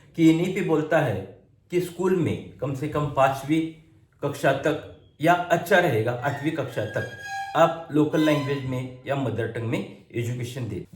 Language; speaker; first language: Hindi; non-native, local second language; Marathi